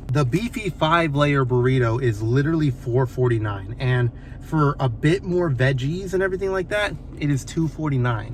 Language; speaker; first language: English; native; English